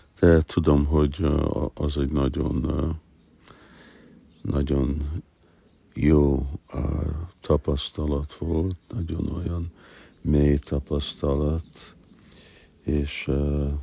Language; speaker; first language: Hungarian; early bilingual, heritage; Hungarian